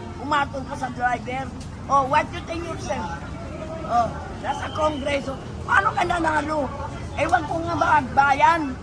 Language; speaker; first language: Filipino; non-native, local second language; Iloko